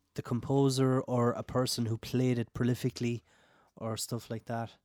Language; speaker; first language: English; native; English